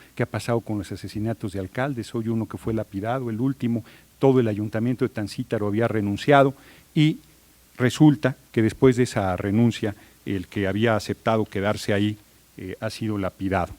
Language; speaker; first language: Spanish; native; Spanish